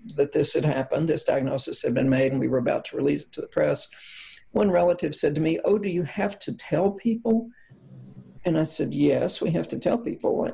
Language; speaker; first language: English; native; English